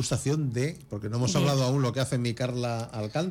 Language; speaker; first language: Spanish; native; Spanish